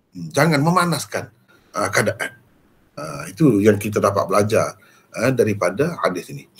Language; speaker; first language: Malay; native; Malay